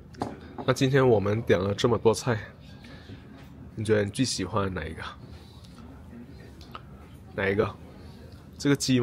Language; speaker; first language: Chinese; non-native, fluent; Indonesian